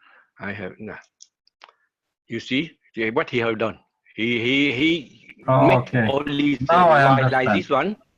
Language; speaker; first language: English; non-native, learner; Vietnamese